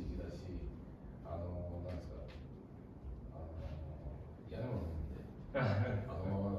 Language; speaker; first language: Japanese; non-native, fluent; Portuguese